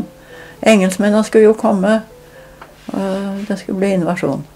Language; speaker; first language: Norwegian; native; Norwegian